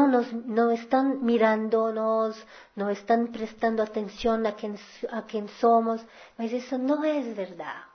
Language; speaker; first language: Spanish; non-native, fluent; Portuguese